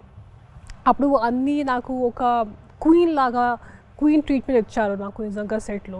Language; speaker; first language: Telugu; non-native, local second language; Hindi